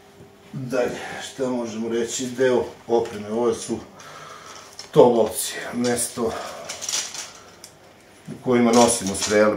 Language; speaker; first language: Serbian; native; Serbian